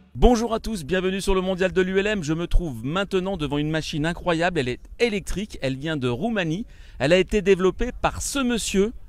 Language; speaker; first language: French; native; French